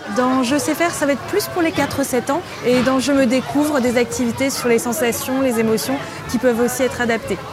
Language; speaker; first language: French; native; French